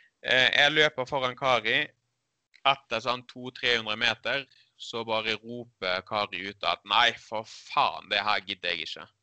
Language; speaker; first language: Norwegian; early bilingual, other home language; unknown